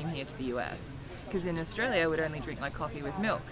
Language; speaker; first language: English; native; English